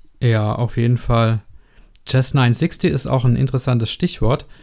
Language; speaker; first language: German; non-native, learner; Czech